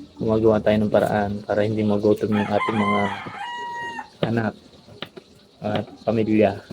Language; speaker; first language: Filipino; native; Filipino